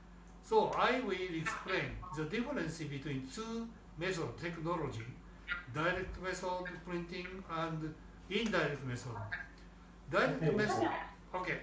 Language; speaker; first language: English; non-native, learner; Japanese